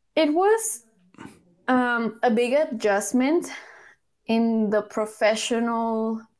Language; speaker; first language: English; early bilingual, other home language; Spanish